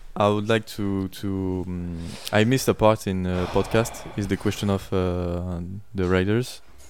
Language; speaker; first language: English; non-native, learner; French